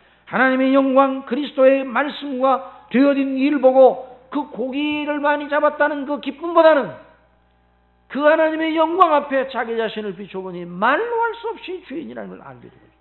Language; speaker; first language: Korean; native; Korean